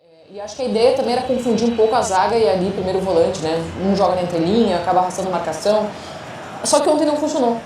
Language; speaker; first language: Portuguese; native; Portuguese